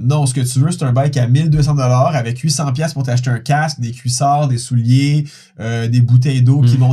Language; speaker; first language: French; native; French